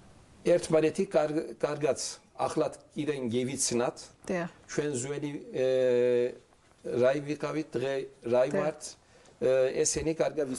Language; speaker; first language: Georgian; early bilingual, heritage; Turkish